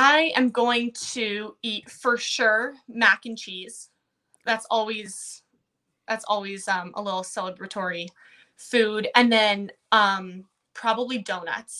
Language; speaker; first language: English; native; English